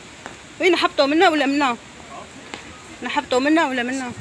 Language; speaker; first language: Arabic; native; Arabic